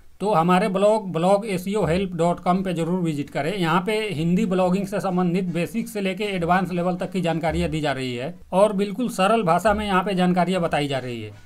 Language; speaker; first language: Hindi; native; Hindi